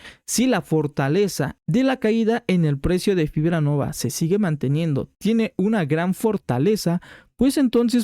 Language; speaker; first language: Spanish; native; Spanish